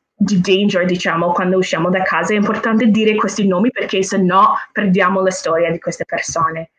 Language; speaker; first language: Italian; non-native, fluent; English